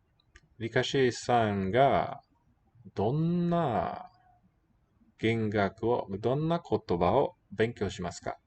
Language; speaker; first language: Japanese; non-native, learner; English